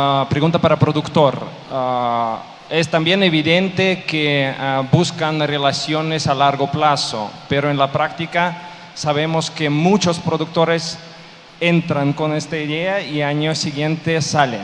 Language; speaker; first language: Spanish; non-native, learner; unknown